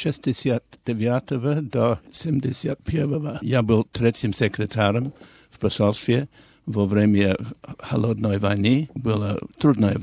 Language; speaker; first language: Russian; non-native, learner; English